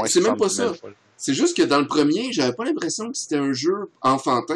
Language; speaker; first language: French; native; French